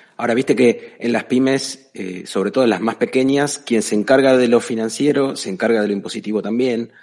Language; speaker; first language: Spanish; native; Spanish